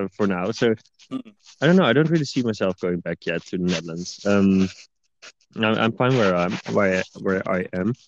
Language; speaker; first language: English; non-native, fluent; Dutch